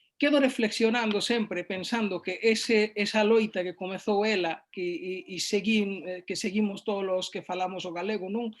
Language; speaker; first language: Galician; non-native, fluent; Bangla